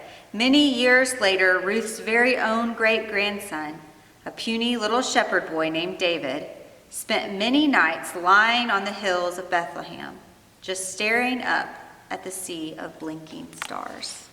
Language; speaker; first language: English; native; English